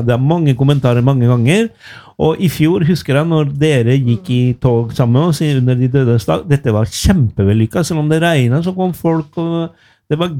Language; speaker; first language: Norwegian; non-native, fluent; Spanish